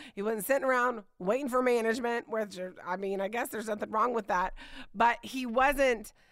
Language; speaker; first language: English; native; English